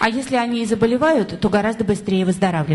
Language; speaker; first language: Russian; native; Russian